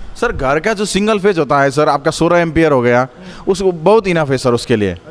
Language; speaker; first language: Hindi; non-native, fluent; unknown